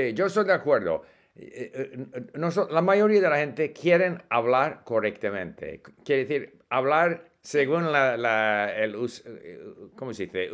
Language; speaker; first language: Spanish; non-native, fluent; English